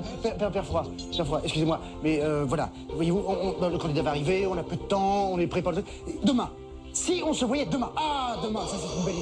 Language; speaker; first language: French; native; French